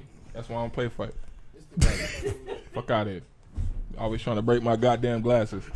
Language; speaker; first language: English; native; English